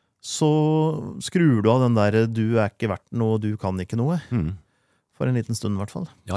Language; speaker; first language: Norwegian; native; Norwegian